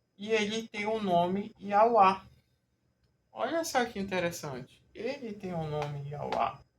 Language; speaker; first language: Portuguese; native; Portuguese